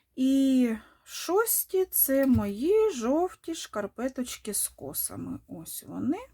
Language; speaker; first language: Ukrainian; non-native, local second language; Russian